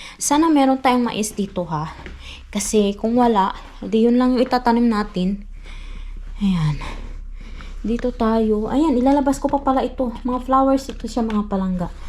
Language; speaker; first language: Filipino; non-native, local second language; Cebuano